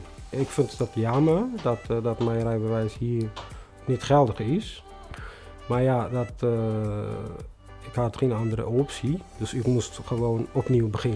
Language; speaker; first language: Dutch; non-native, fluent; Tigrinya